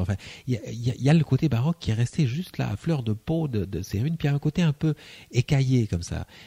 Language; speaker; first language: French; native; French